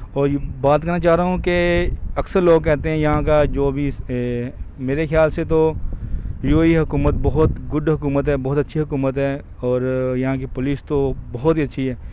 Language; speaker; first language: Urdu; non-native, local second language; Punjabi